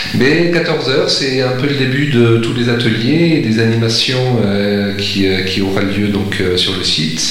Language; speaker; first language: French; native; French